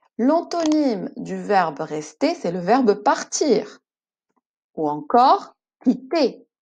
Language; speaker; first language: French; non-native, local second language; Arabic